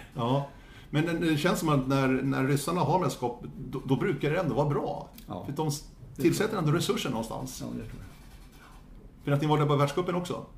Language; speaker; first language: Swedish; native; Swedish